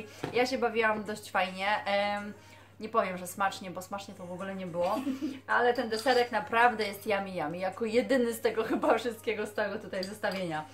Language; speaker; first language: Polish; native; Polish